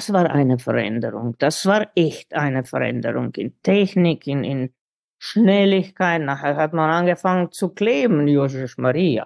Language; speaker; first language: German; non-native, fluent; Slovenian